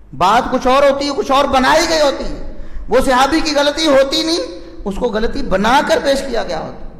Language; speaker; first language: Urdu; non-native, local second language; Punjabi